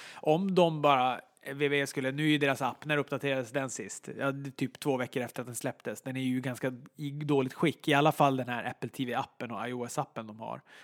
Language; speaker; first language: Swedish; native; Swedish